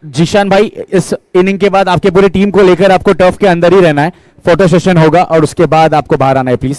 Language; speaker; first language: Hindi; non-native, local second language; Marathi